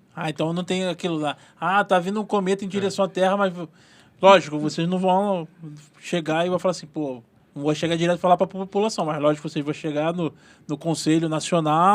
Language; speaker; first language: Portuguese; native; Portuguese